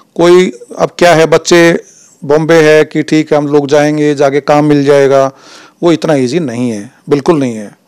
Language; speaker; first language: Hindi; native; Hindi